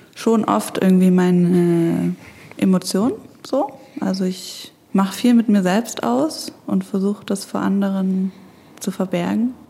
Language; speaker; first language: German; native; German